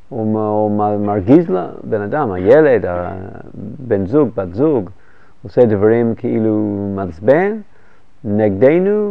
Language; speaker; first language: Hebrew; non-native, fluent; English